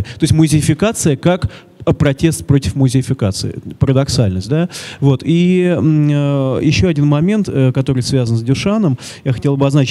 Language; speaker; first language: Russian; native; Russian